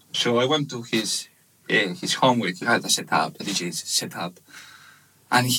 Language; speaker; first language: English; non-native, fluent; Spanish